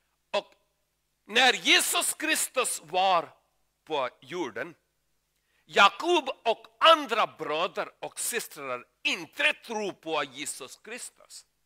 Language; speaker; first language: Swedish; non-native, learner; Urdu